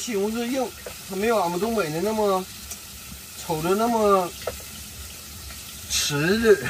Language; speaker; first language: Chinese; native; Chinese